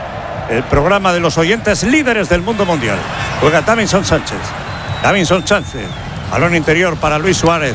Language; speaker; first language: Spanish; native; Spanish